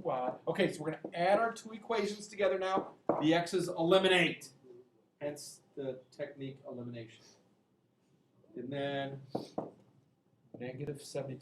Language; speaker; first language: English; native; English